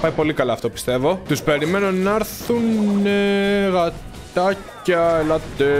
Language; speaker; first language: Greek; native; Greek